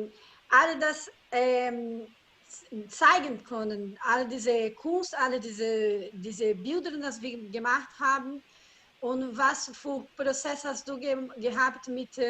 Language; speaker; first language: German; non-native, learner; Portuguese